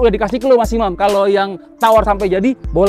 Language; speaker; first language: Indonesian; native; Indonesian